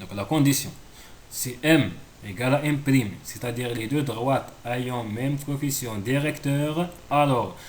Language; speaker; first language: French; non-native, local second language; Arabic